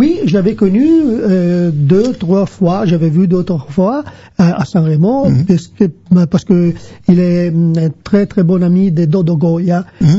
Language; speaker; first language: French; non-native, learner; Italian